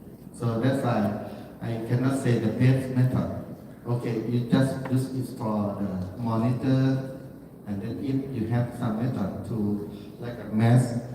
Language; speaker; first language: English; non-native, learner; Thai